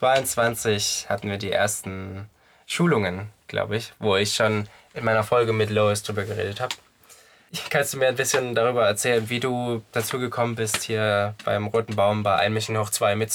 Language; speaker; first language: German; native; German